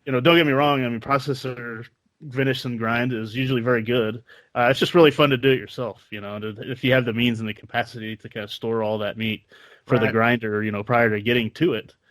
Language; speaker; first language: English; native; English